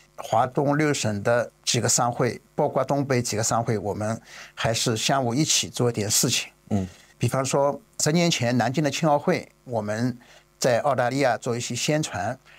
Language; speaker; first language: Chinese; native; Chinese